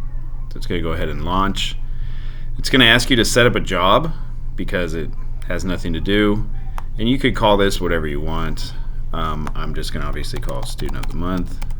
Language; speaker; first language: English; native; English